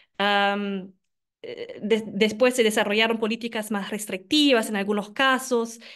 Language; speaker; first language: Spanish; non-native, fluent; German